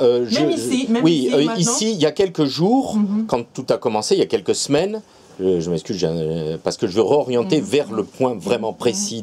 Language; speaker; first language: French; native; French